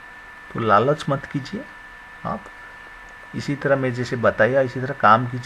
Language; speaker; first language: Hindi; native; Hindi